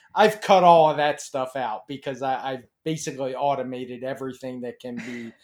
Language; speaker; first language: English; native; English